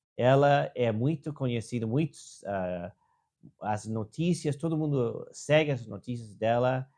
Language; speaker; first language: Portuguese; non-native, fluent; English